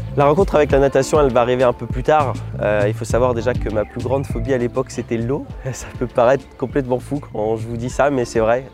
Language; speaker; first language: French; native; French